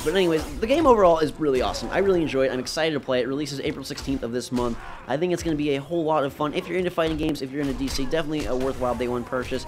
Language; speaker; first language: English; native; English